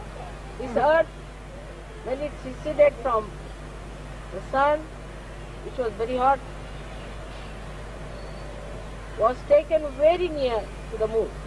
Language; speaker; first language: English; non-native, local second language; Hindi